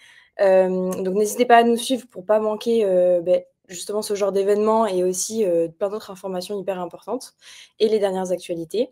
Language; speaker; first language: French; native; French